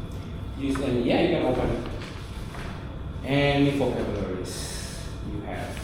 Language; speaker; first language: English; non-native, local second language; Indonesian